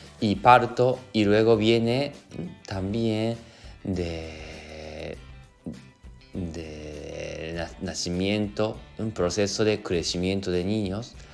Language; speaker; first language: Spanish; non-native, learner; Japanese